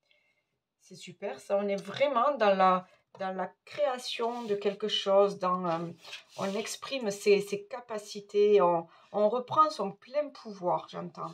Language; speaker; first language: French; native; French